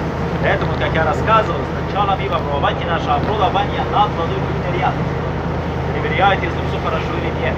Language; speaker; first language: Russian; non-native, learner; Arabic